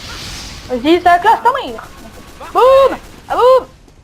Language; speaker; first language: French; native; French